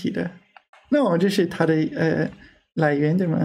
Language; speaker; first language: Chinese; non-native, learner; English